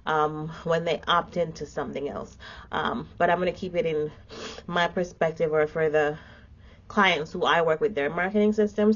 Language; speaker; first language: English; native; English